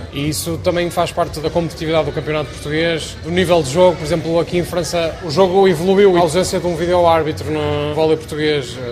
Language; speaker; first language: Portuguese; native; Portuguese